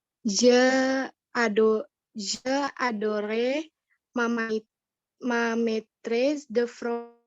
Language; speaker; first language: French; non-native, learner; Indonesian